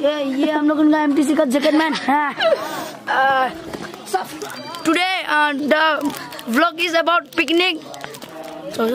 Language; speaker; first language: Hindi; non-native, local second language; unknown